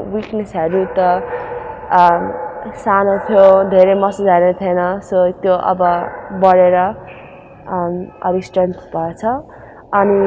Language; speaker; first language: Nepali; early bilingual, heritage; Nepali